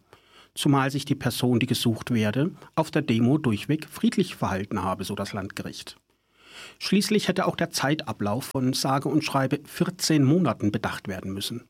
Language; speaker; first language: German; native; German